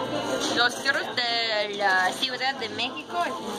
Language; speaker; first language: Spanish; non-native, learner; English